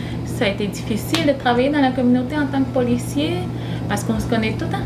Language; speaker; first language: French; non-native, local second language; Innu-aimun